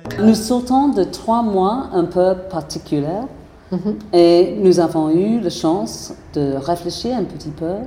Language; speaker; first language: French; non-native, fluent; English